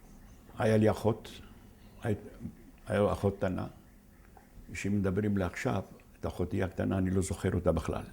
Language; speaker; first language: Hebrew; non-native, fluent; Ladino